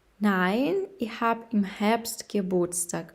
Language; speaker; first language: German; non-native, fluent; Ukrainian